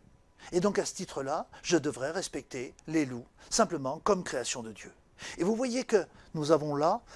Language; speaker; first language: French; native; French